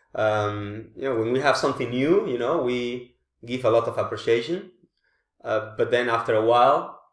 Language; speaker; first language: English; non-native, fluent; Spanish